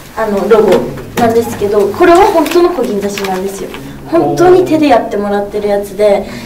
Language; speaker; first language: Japanese; native; Japanese